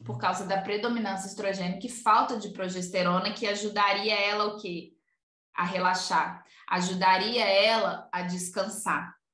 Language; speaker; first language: Portuguese; native; Portuguese